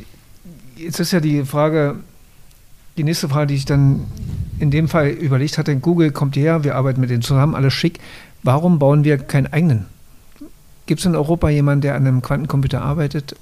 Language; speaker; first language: German; native; German